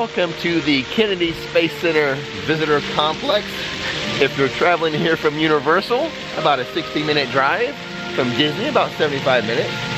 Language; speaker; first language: English; native; English